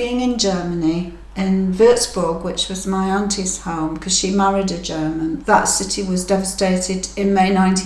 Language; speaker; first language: English; native; English